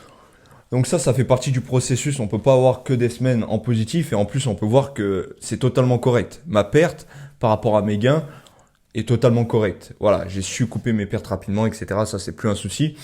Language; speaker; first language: French; native; French